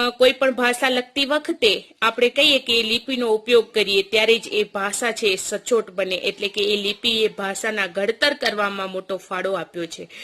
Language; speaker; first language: Gujarati; native; Gujarati